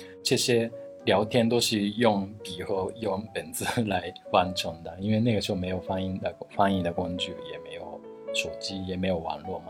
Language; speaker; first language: Chinese; non-native, fluent; Japanese